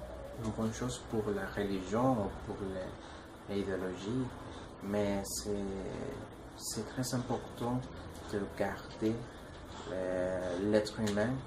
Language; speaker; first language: French; non-native, learner; Spanish